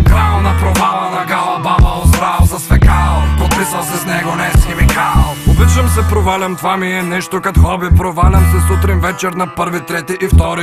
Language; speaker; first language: Bulgarian; native; Bulgarian